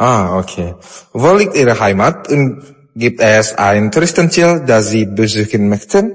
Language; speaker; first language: German; non-native, fluent; Indonesian